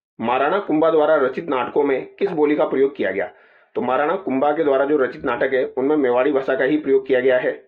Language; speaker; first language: Hindi; native; Hindi